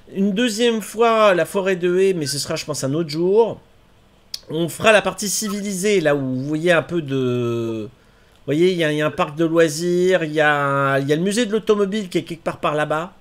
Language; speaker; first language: French; native; French